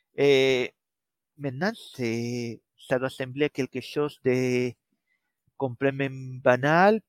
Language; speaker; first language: French; non-native, fluent; Spanish